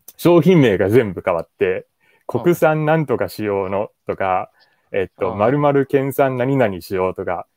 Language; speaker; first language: Japanese; native; Japanese